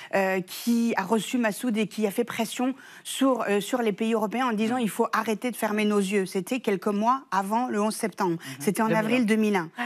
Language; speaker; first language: French; early bilingual, other home language; Persian